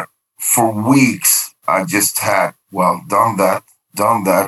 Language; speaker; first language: English; non-native, fluent; Swedish